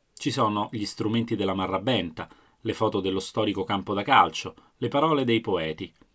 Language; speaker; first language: Italian; native; Italian